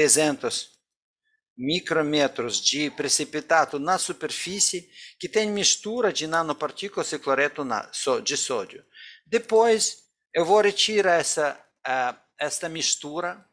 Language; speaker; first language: Portuguese; non-native, fluent; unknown